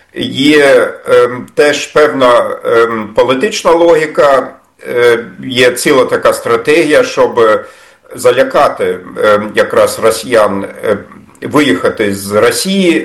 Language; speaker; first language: Ukrainian; non-native, fluent; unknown